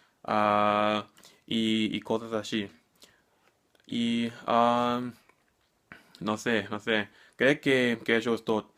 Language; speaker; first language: Catalan; non-native, learner; English